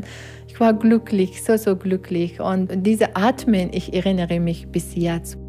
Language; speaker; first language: German; non-native, learner; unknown